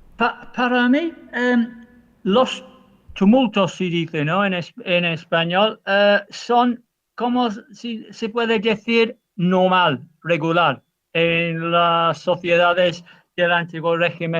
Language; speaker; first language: Spanish; non-native, learner; English